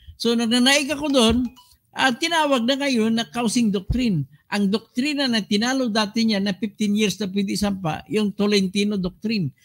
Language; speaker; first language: Filipino; non-native, local second language; Cebuano